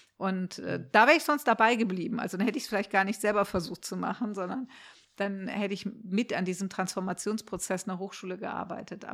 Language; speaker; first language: German; early bilingual, heritage; German